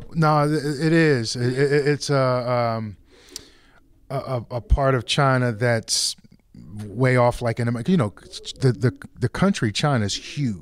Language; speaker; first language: English; native; English